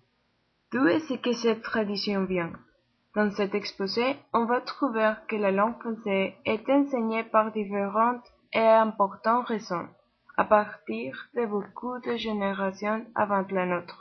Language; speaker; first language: French; non-native, learner; Spanish